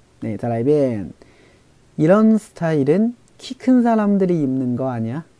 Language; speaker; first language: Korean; non-native, fluent; Chinese